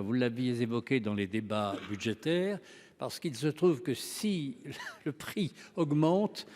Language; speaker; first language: French; native; French